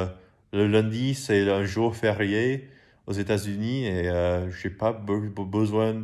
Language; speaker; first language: French; non-native, learner; English